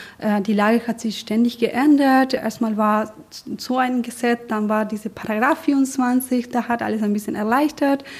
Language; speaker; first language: German; non-native, fluent; Spanish